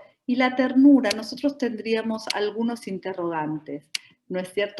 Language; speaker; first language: Spanish; native; Spanish